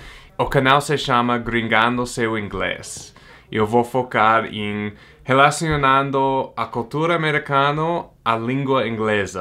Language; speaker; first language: Portuguese; non-native, fluent; English